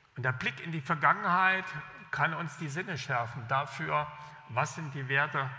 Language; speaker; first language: German; native; German